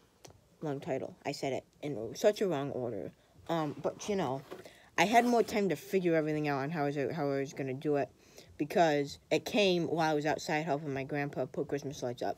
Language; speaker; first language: English; native; English